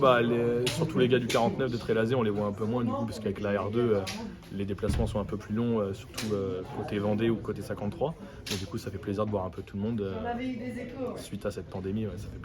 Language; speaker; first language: French; native; French